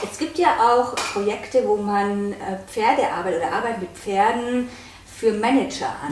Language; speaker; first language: German; native; German